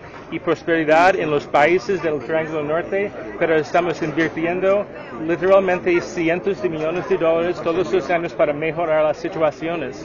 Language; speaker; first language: Spanish; non-native, fluent; English